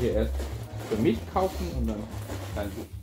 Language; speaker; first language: German; non-native, learner; Korean